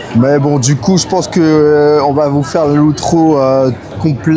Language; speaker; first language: French; native; French